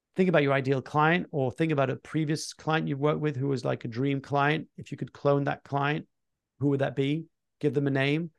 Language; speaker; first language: English; early bilingual, other home language; French